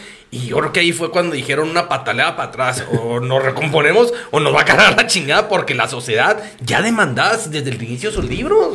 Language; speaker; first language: Spanish; native; Spanish